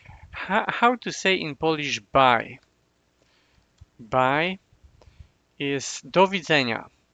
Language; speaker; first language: English; non-native, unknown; Polish